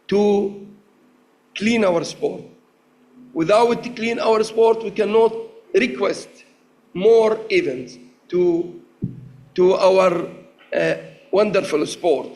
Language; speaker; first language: English; non-native, learner; Arabic